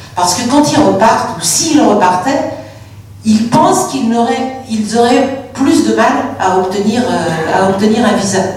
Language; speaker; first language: French; native; French